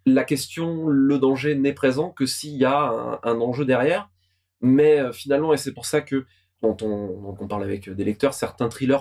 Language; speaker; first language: French; native; French